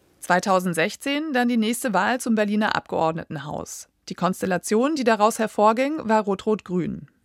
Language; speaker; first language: German; native; German